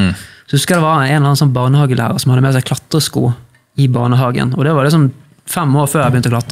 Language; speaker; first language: Norwegian; native; Norwegian